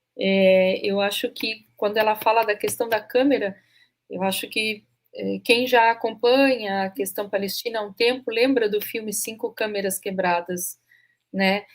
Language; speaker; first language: Portuguese; native; Portuguese